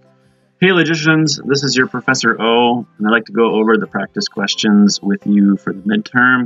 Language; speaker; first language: English; native; English